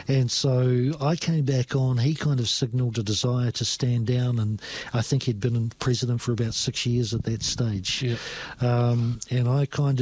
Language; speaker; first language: English; native; English